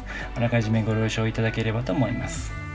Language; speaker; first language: Japanese; native; Japanese